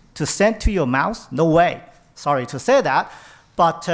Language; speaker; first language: English; non-native, fluent; Chinese